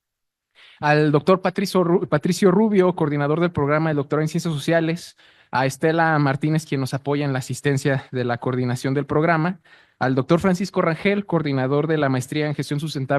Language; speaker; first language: Spanish; native; Spanish